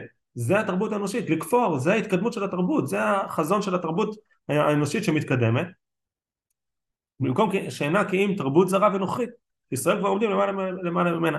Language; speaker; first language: Hebrew; native; Hebrew